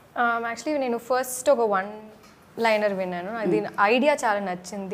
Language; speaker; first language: Telugu; non-native, learner; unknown